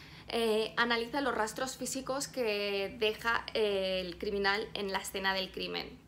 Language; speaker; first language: Spanish; native; Spanish